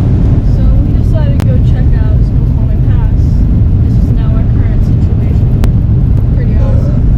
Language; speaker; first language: English; native; English